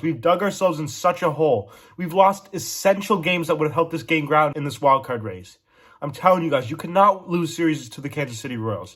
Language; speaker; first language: English; native; English